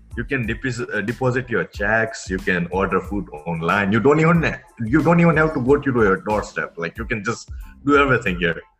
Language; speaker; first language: English; non-native, local second language; Gujarati